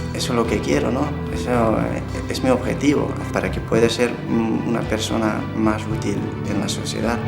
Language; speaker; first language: Spanish; non-native, fluent; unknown